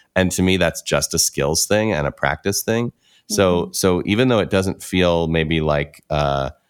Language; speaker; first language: English; native; English